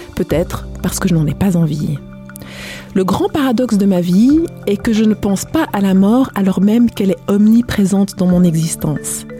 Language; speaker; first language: French; native; French